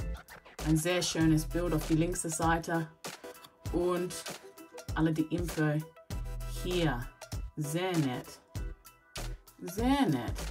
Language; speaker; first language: German; non-native, learner; English